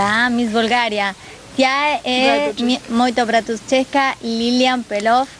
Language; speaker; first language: Bulgarian; non-native, learner; Spanish